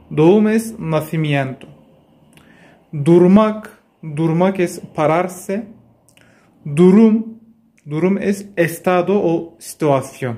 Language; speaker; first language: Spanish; non-native, fluent; Turkish